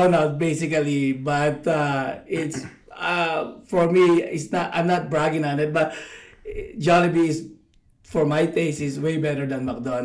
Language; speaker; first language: English; non-native, local second language; Filipino